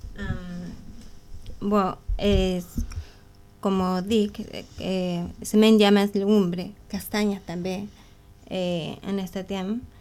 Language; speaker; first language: Catalan; non-native, learner; Spanish